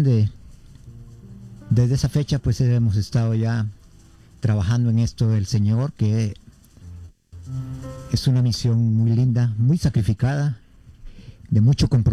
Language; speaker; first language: Spanish; native; Spanish